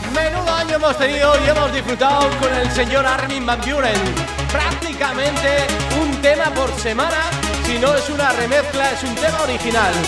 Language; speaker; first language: Spanish; native; Spanish